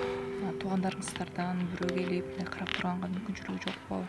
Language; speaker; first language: Kyrgyz; native; Kyrgyz